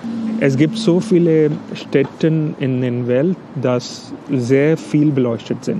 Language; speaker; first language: German; non-native, learner; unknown